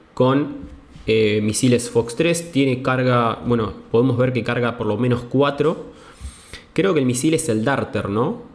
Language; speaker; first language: Spanish; native; Spanish